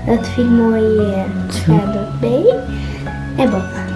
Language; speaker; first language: Albanian; early bilingual, heritage; Albanian